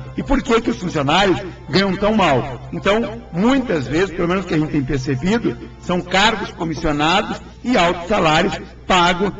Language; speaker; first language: Portuguese; native; Portuguese